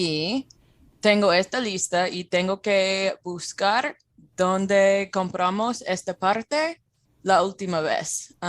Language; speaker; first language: Spanish; non-native, fluent; English